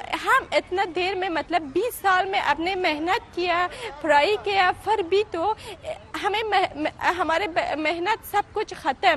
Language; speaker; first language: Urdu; non-native, learner; Pashto